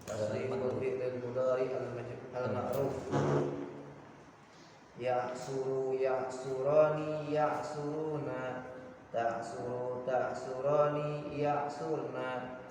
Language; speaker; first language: Arabic; non-native, learner; Indonesian